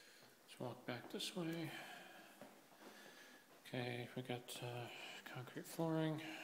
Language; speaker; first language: English; native; English